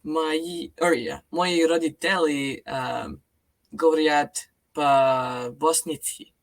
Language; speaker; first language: Russian; non-native, learner; English